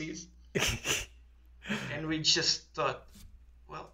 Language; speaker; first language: English; non-native, fluent; Portuguese